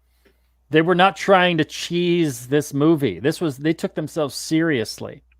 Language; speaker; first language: English; native; English